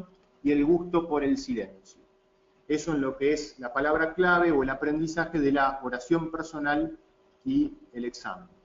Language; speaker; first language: Spanish; native; Spanish